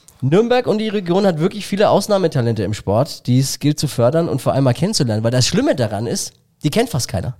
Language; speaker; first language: German; native; German